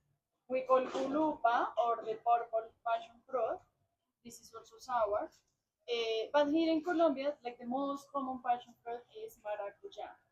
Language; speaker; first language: English; non-native, fluent; Spanish